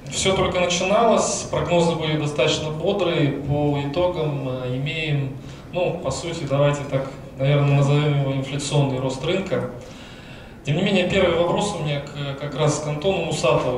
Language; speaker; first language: Russian; native; Russian